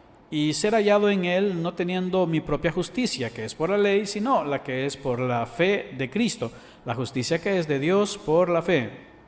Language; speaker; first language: Spanish; native; Spanish